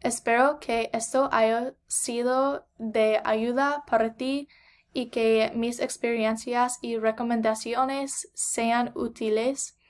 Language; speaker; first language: Spanish; non-native, learner; English